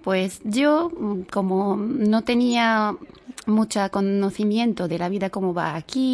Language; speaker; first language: Spanish; non-native, fluent; Arabic